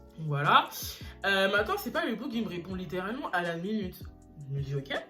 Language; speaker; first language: French; early bilingual, other home language; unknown